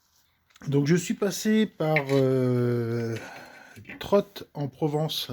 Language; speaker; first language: French; native; French